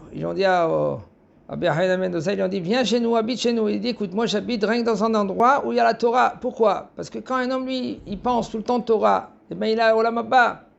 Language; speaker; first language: French; native; French